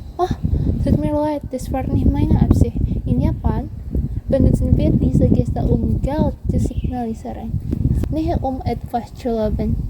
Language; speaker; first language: German; non-native, learner; Indonesian